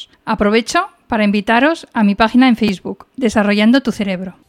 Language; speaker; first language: Spanish; native; Spanish